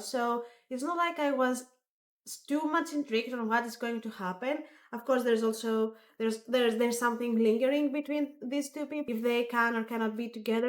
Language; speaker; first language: English; non-native, fluent; Greek